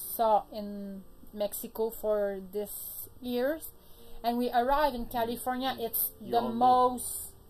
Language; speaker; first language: English; native; English